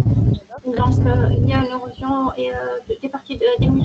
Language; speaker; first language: French; non-native, local second language; Arabic